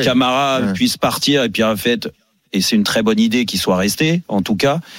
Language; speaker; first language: French; native; French